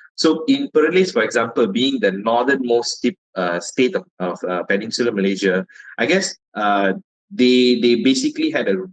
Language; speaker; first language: English; non-native, local second language; Malay